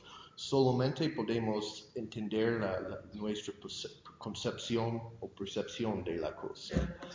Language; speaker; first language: Spanish; non-native, fluent; English